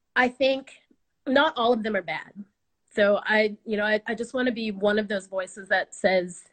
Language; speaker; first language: English; native; English